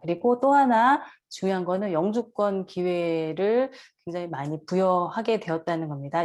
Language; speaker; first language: Korean; native; Korean